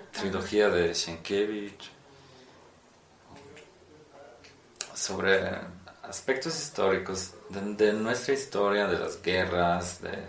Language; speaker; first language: Spanish; non-native, fluent; Polish